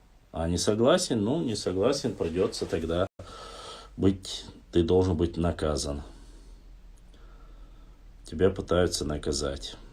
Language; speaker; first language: Russian; non-native, local second language; Chechen